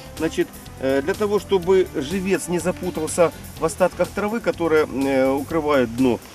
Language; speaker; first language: Russian; native; Russian